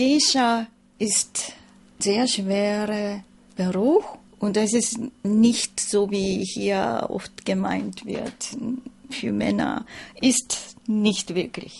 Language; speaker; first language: German; non-native, learner; Japanese